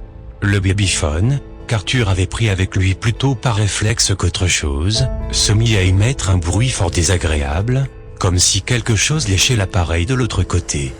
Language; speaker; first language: French; native; French